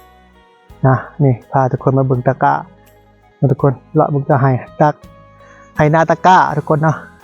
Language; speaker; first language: Thai; non-native, local second language; Lao